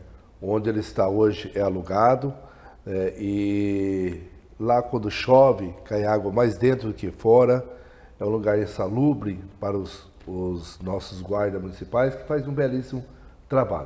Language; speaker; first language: Portuguese; native; Portuguese